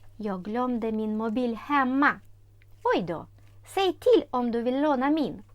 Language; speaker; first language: Swedish; non-native, fluent; Ukrainian